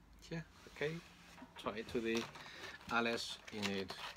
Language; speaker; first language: English; non-native, learner; Chinese